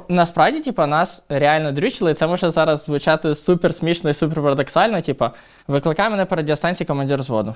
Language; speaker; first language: Ukrainian; non-native, local second language; Russian